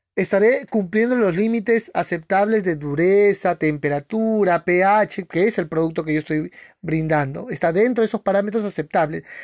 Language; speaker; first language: Spanish; native; Spanish